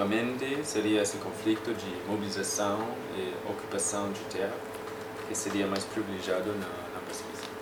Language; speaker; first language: Portuguese; non-native, fluent; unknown